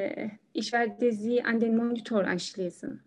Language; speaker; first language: German; non-native, learner; Turkish